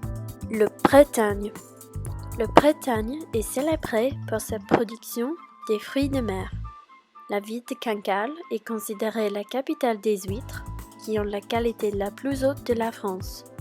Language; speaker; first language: French; non-native, learner; English